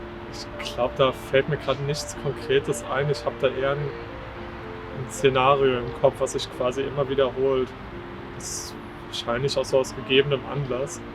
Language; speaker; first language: German; native; German